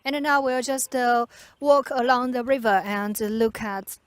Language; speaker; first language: English; non-native, fluent; Chinese